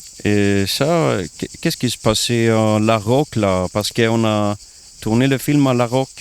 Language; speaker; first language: French; non-native, learner; Swedish